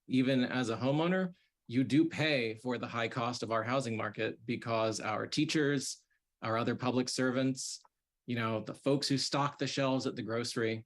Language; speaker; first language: English; native; English